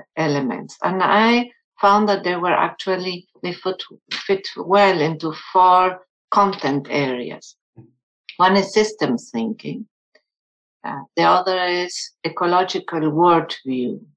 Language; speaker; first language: English; non-native, fluent; German